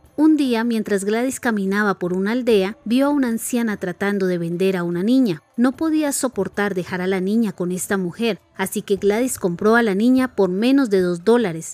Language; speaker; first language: Spanish; native; Spanish